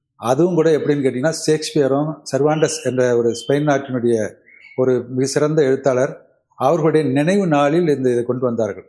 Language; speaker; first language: Tamil; native; Tamil